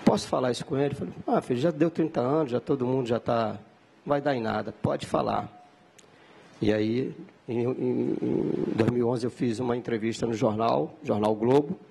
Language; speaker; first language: Portuguese; native; Portuguese